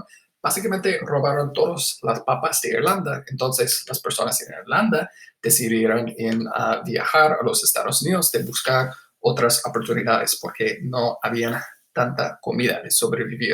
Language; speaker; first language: Spanish; non-native, fluent; English